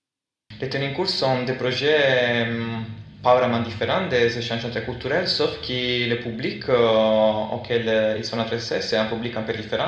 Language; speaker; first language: French; non-native, fluent; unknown